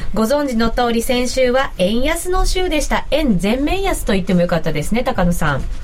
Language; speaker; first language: Japanese; native; Japanese